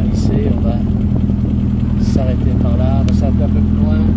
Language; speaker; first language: French; native; French